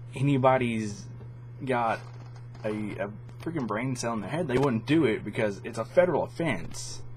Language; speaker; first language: English; native; English